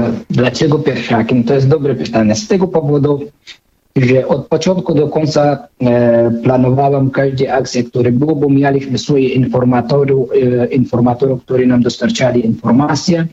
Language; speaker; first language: Polish; non-native, fluent; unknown